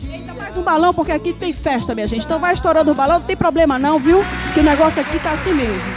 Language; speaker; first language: Portuguese; native; Portuguese